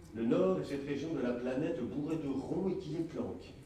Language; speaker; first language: French; native; French